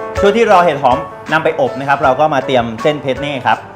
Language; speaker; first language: Thai; native; Thai